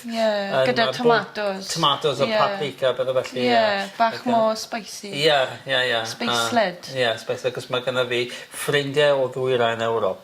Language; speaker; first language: Welsh; native; Welsh